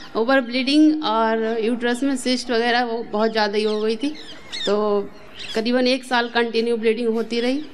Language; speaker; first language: Hindi; native; Hindi